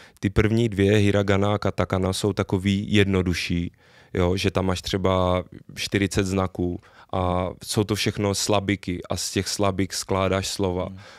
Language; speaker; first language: Czech; native; Czech